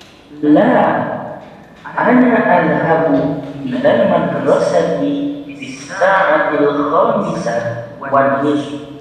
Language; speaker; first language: Arabic; non-native, learner; Indonesian